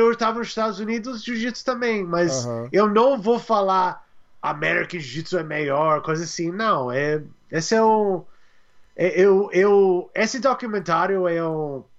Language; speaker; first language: Portuguese; non-native, learner; English